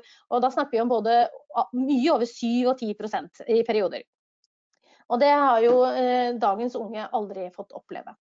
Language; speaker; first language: Norwegian; native; Norwegian